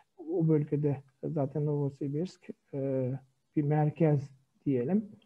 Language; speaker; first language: Turkish; non-native, fluent; Kyrgyz